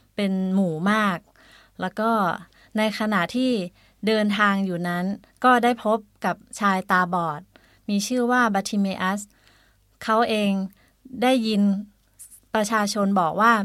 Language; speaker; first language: Thai; native; Thai